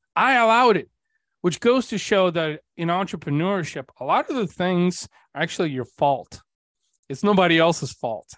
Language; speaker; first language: English; early bilingual, other home language; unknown